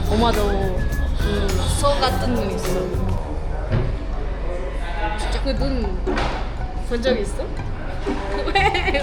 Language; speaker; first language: Korean; non-native, fluent; Spanish